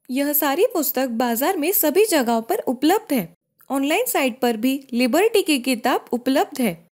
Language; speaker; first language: Hindi; non-native, local second language; Marathi